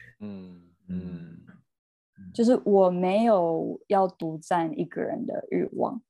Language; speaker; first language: Chinese; early bilingual, heritage; Chinese